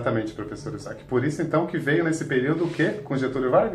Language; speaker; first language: Portuguese; native; Portuguese